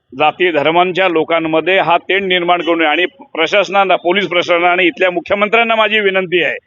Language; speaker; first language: Marathi; non-native, local second language; Hindi